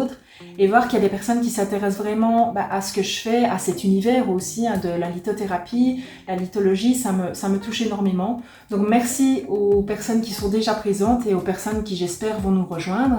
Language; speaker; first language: French; native; French